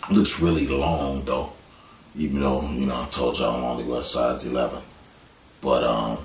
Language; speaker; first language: English; native; English